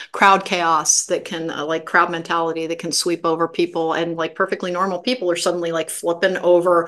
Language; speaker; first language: English; native; English